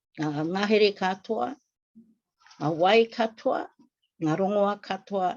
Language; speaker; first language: English; non-native, local second language; Māori